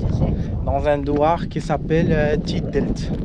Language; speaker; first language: French; native; French